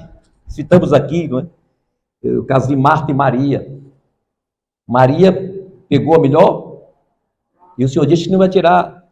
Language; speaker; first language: Portuguese; native; Portuguese